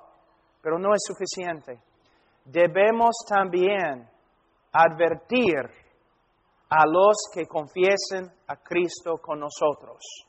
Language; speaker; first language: Spanish; non-native, fluent; English